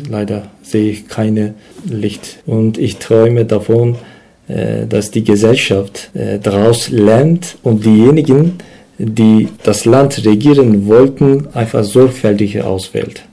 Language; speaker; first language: German; non-native, learner; Turkish